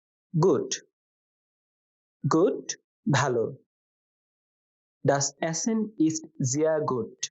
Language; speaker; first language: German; non-native, fluent; Bangla